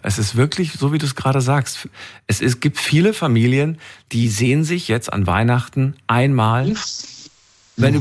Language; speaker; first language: German; native; German